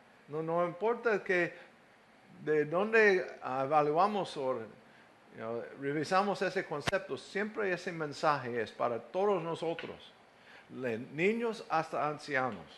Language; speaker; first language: Spanish; non-native, fluent; English